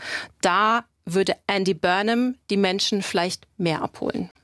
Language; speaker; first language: German; native; German